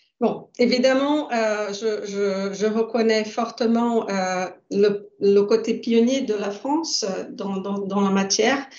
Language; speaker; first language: French; non-native, fluent; Portuguese